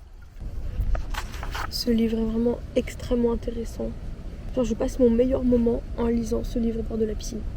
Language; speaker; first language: French; native; French